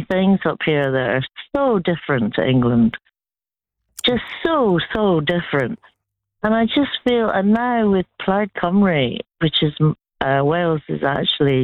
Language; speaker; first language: English; native; English